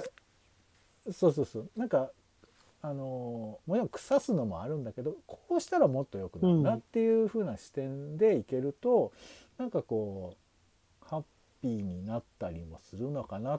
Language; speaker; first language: Japanese; native; Japanese